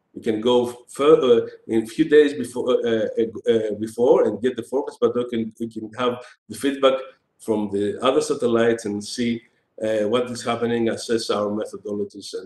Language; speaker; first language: English; non-native, fluent; Greek